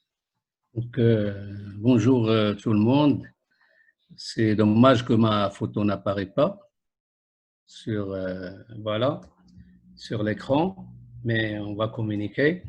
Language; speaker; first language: French; non-native, local second language; Arabic